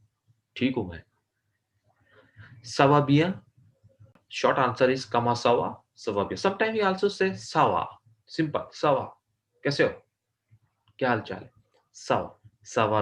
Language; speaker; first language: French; non-native, fluent; Urdu